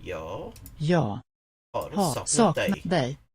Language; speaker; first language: Swedish; non-native, learner; English